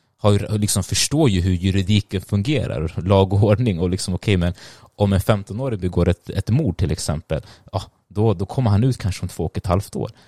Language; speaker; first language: Swedish; early bilingual, other home language; Tigrinya